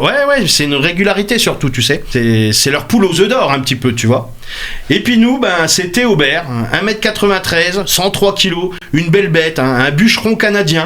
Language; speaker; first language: French; native; French